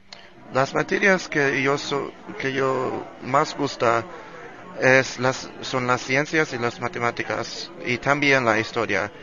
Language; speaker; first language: Spanish; non-native, learner; English